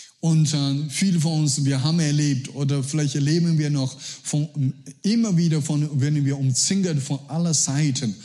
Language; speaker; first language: German; non-native, learner; Chinese